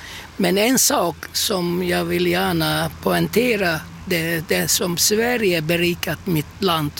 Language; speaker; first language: Swedish; non-native, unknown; Turkish